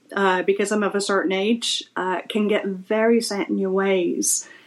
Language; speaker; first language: English; native; English